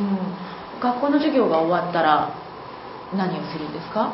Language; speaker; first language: Japanese; native; Japanese